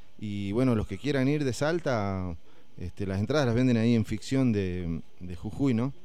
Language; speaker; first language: Spanish; native; Spanish